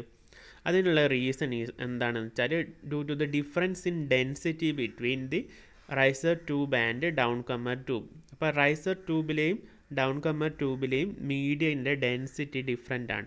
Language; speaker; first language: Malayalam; native; Malayalam